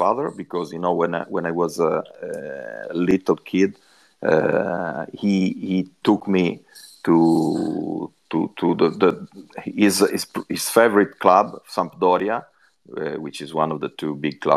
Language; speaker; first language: English; non-native, fluent; Italian